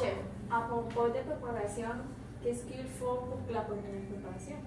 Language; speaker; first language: French; non-native, learner; Spanish